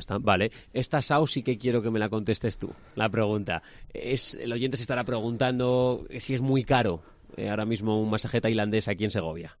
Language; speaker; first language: Spanish; native; Spanish